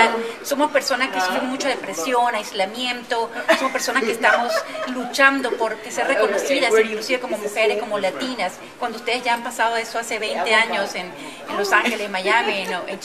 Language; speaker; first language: Spanish; native; Spanish